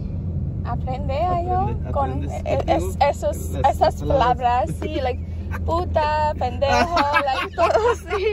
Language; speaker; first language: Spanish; non-native, learner; English